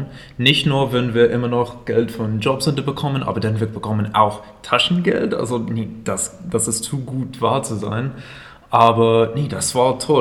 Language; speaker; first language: German; non-native, fluent; English